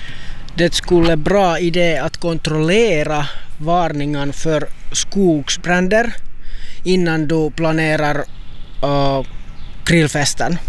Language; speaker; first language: Swedish; non-native, learner; Finnish